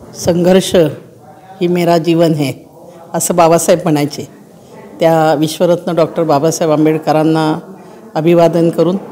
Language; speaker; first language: Marathi; native; Marathi